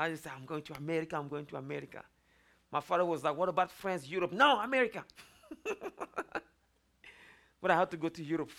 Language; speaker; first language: English; non-native, local second language; French